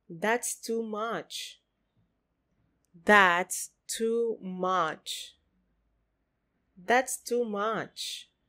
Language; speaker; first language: English; non-native, fluent; Spanish